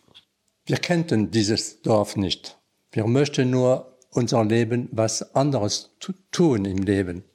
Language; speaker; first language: German; non-native, learner; French